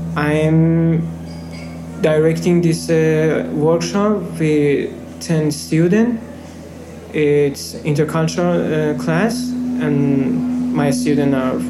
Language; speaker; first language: English; non-native, fluent; Persian